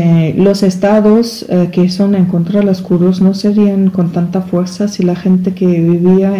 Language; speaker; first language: Spanish; non-native, learner; German